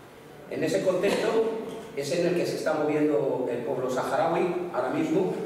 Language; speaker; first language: Spanish; native; Spanish